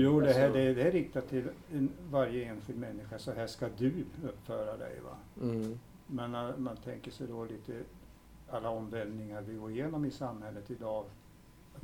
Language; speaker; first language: Swedish; native; Swedish